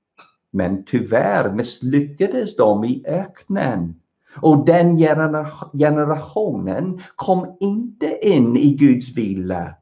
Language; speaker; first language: Swedish; non-native, fluent; English